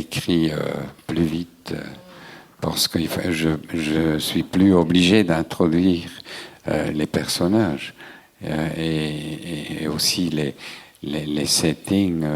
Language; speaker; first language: French; non-native, local second language; German